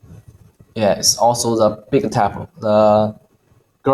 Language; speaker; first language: English; non-native, learner; Chinese